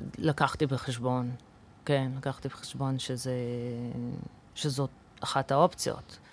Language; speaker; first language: Hebrew; early bilingual, other home language; English